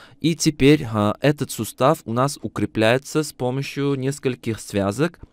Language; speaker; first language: Russian; non-native, local second language; Uzbek